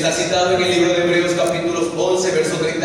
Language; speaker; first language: Spanish; native; Spanish